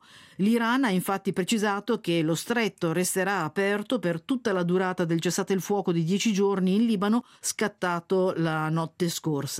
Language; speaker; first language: Italian; native; Italian